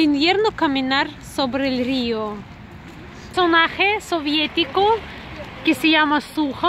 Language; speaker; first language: Spanish; non-native, fluent; Russian